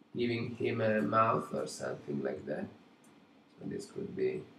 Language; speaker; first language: English; non-native, fluent; Italian